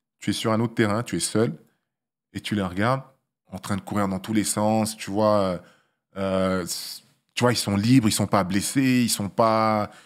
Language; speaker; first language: French; early bilingual, other home language; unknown